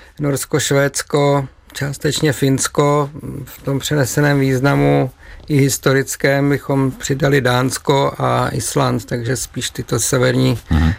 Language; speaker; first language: Czech; native; Czech